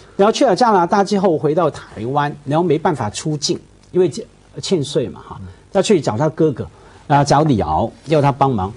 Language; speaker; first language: Chinese; non-native, fluent; Cantonese